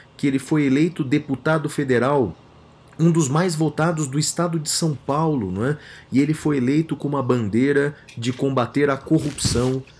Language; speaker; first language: Portuguese; native; Portuguese